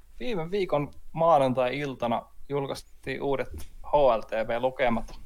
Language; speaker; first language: Finnish; native; Finnish